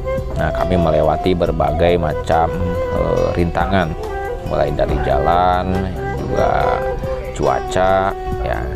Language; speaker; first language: Indonesian; non-native, local second language; Sundanese